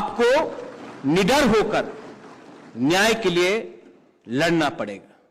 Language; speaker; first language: Hindi; non-native, local second language; Kok Borok